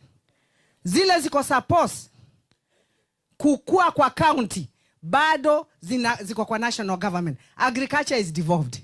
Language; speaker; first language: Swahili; non-native, local second language; Kamba